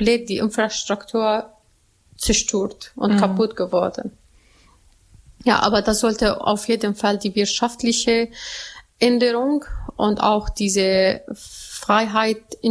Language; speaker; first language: German; non-native, learner; Arabic